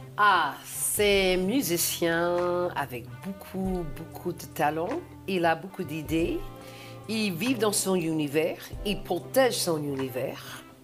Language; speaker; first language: French; non-native, fluent; English